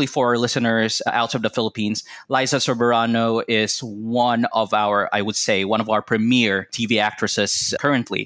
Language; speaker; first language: English; non-native, local second language; Cebuano